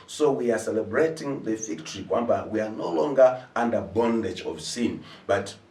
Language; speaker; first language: English; non-native, local second language; Swahili